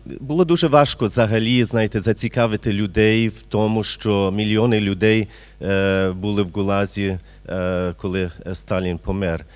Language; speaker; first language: Ukrainian; early bilingual, heritage; Ukrainian